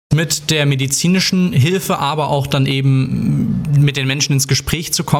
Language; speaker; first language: German; native; German